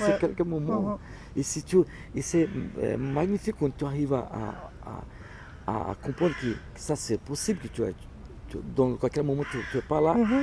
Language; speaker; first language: French; non-native, learner; Portuguese